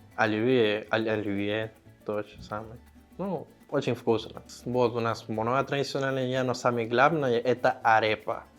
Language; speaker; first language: Russian; non-native, learner; Spanish